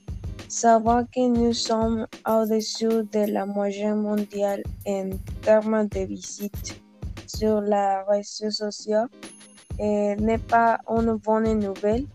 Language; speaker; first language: French; non-native, learner; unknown